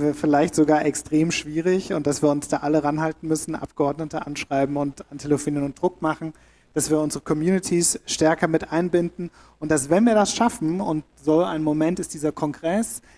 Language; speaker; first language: German; native; German